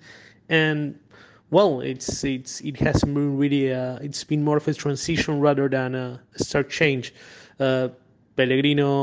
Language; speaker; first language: English; non-native, fluent; Spanish